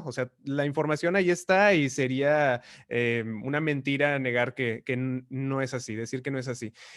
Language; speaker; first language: Spanish; native; Spanish